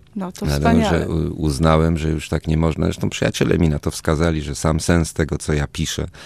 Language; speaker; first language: Polish; early bilingual, other home language; Spanish